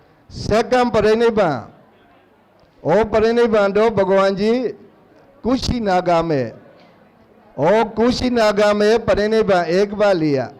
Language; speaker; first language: Hindi; non-native, learner; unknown